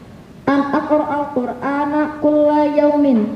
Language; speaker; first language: Arabic; non-native, learner; Indonesian